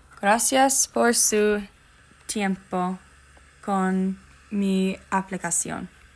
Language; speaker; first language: Spanish; non-native, learner; English